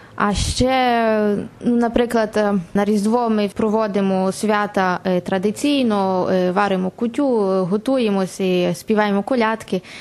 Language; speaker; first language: Ukrainian; native; Ukrainian